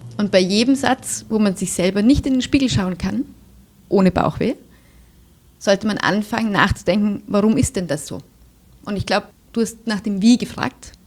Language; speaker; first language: German; native; German